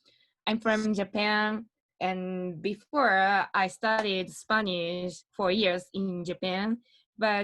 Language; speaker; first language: English; non-native, learner; Japanese